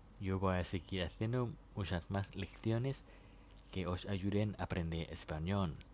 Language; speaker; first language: Spanish; non-native, fluent; Thai